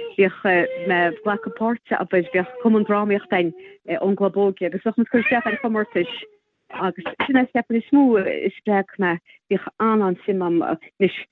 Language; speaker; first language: Irish; native; Irish